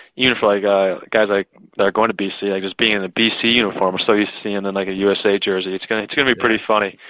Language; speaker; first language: English; native; English